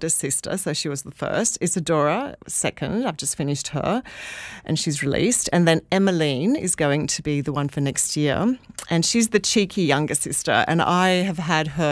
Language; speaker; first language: English; native; English